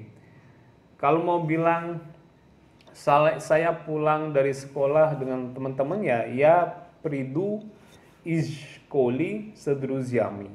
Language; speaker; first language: Indonesian; non-native, local second language; Javanese